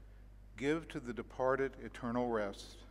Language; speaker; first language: English; native; English